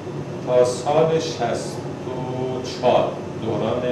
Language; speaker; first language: Persian; non-native, local second language; Baluchi